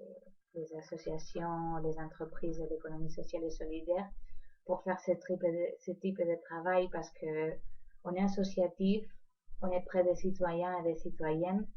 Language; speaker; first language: French; non-native, fluent; Spanish